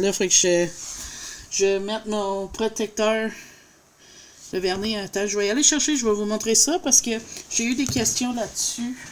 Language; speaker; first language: French; native; French